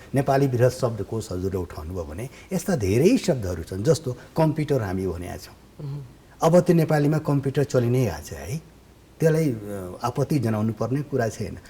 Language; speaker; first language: Nepali; non-native, local second language; Bhojpuri